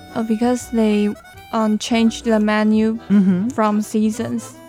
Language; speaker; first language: English; non-native, learner; Chinese